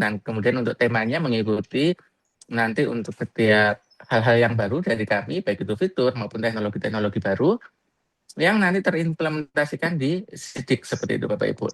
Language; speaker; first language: Indonesian; native; Indonesian